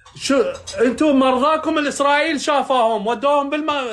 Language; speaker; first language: Arabic; non-native, fluent; Persian